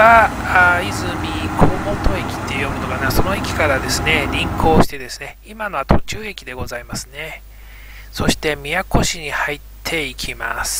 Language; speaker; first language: Japanese; native; Japanese